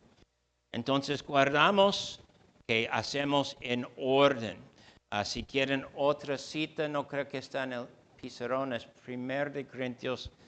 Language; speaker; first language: Spanish; non-native, fluent; English